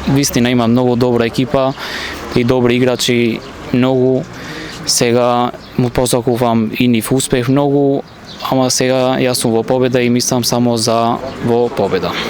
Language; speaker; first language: Macedonian; non-native, local second language; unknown